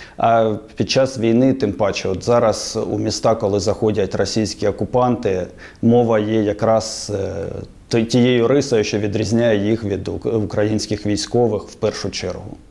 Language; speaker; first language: Ukrainian; non-native, local second language; Russian